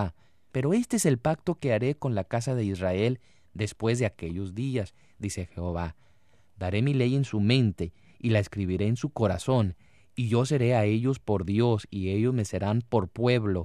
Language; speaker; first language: Spanish; native; Spanish